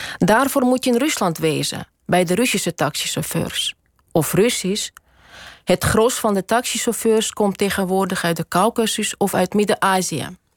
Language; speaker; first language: Dutch; non-native, fluent; Russian